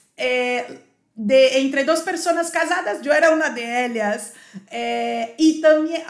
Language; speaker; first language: Spanish; non-native, fluent; Portuguese